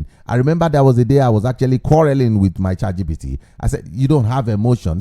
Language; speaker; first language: English; non-native, local second language; Yoruba